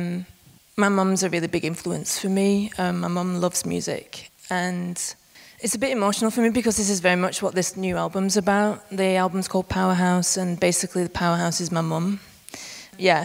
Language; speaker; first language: English; native; English